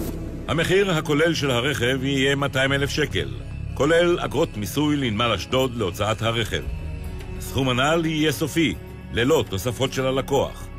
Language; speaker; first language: Hebrew; native; Hebrew